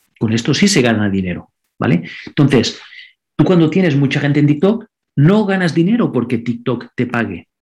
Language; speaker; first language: Spanish; non-native, local second language; Catalan